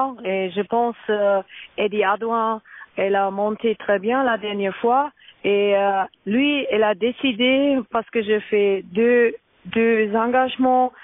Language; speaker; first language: French; non-native, learner; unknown